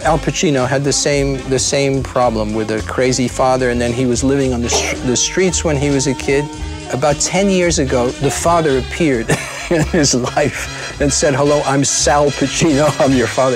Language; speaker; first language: English; native; English